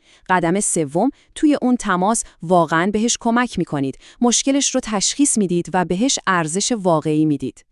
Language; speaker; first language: Persian; native; Persian